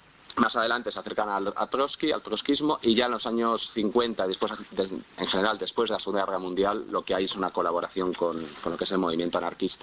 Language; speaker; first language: Spanish; native; Spanish